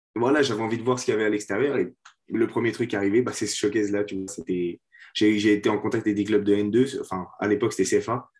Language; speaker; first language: French; native; French